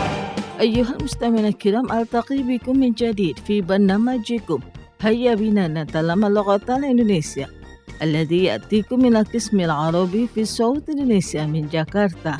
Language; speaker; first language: Arabic; non-native, fluent; Indonesian